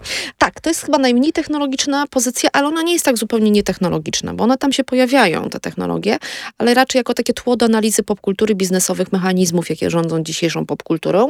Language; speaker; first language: Polish; native; Polish